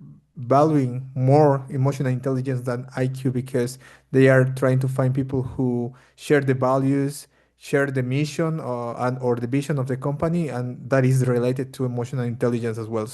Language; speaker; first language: English; non-native, fluent; Spanish